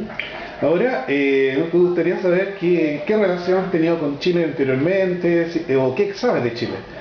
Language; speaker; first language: Spanish; native; Spanish